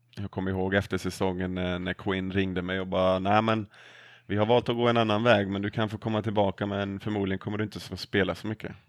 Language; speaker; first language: Swedish; native; Swedish